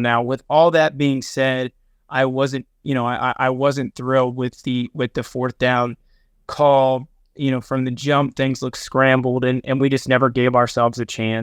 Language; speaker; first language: English; native; English